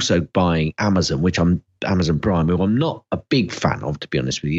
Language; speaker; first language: English; native; English